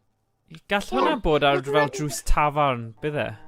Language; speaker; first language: Welsh; native; Welsh